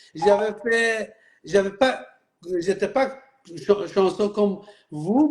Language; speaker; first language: French; non-native, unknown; Persian